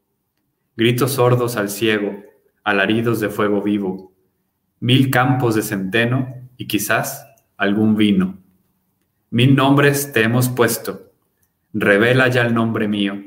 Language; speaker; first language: Spanish; native; Spanish